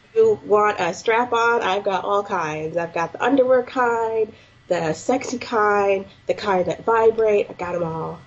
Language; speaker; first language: English; native; English